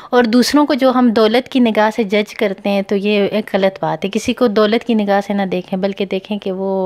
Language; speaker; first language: Urdu; non-native, local second language; Pashto